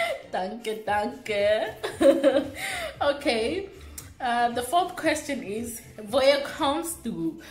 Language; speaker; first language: German; non-native, learner; Shona